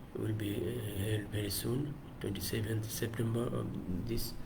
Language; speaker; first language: English; non-native, local second language; Bangla